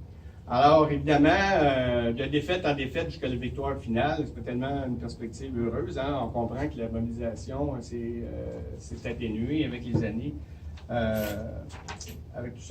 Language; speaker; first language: French; native; French